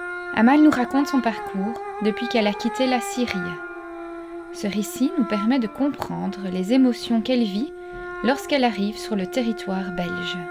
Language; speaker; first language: French; native; French